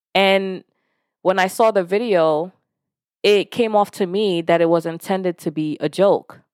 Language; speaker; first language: English; early bilingual, other home language; Yoruba